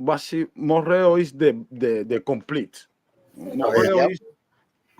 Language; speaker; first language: English; non-native, learner; Spanish